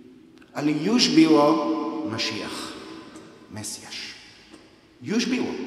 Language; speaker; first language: Polish; non-native, fluent; Hebrew